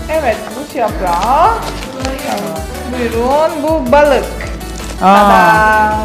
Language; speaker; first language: Turkish; non-native, learner; Indonesian